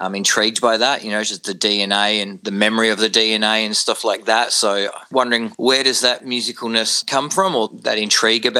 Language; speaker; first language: English; native; English